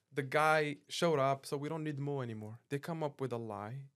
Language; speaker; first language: English; non-native, fluent; Arabic